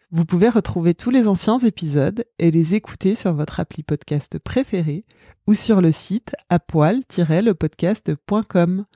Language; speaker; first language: French; native; French